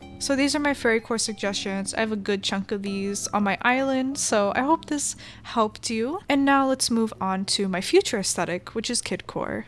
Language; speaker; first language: English; native; English